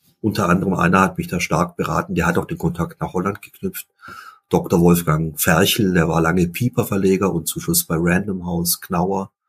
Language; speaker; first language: German; early bilingual, other home language; Dutch